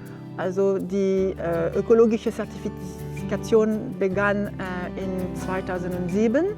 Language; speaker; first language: German; non-native, learner; French